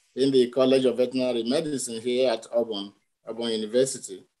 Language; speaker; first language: English; non-native, local second language; Yoruba